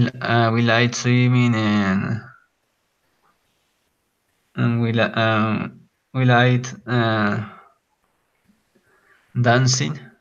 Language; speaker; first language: English; non-native, learner; Spanish